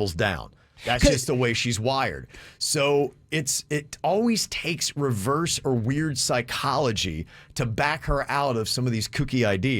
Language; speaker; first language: English; native; English